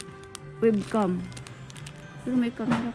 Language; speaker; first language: Filipino; native; Filipino